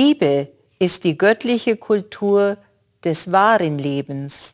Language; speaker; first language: German; native; German